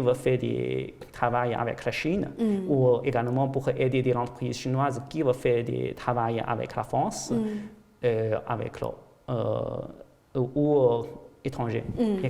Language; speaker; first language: French; non-native, fluent; Chinese